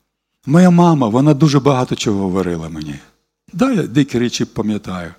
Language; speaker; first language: Ukrainian; non-native, local second language; Russian